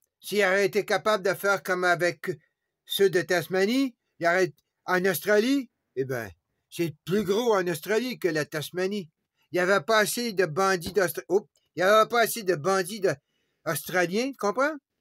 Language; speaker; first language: French; native; French